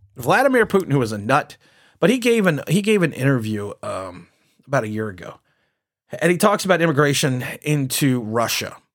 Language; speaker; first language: English; native; English